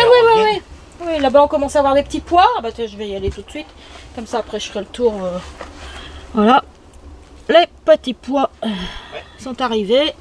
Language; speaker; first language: French; native; French